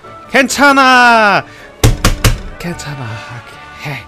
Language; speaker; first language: Korean; non-native, learner; English